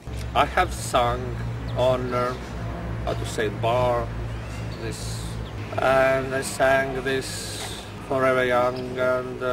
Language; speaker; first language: English; non-native, learner; Estonian